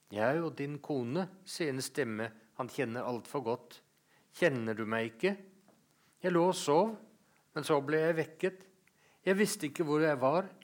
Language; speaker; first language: Norwegian; native; Norwegian